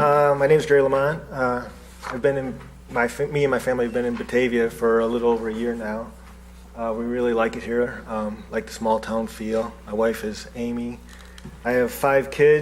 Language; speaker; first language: English; native; English